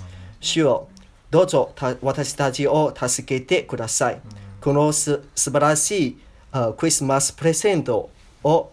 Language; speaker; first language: Japanese; non-native, learner; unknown